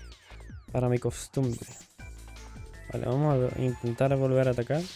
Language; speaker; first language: Spanish; native; Spanish